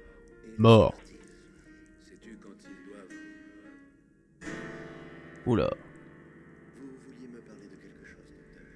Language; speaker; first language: French; native; French